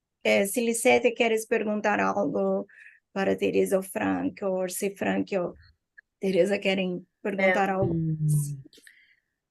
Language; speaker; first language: Spanish; non-native, learner; Portuguese